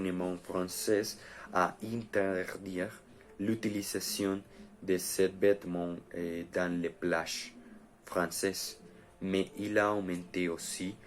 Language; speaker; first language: French; non-native, learner; Spanish